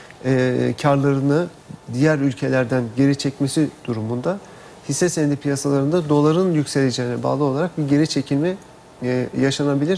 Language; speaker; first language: Turkish; native; Turkish